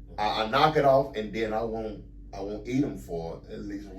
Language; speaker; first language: English; native; English